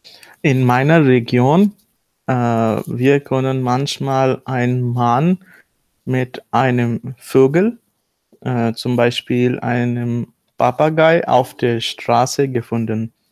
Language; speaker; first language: German; non-native, learner; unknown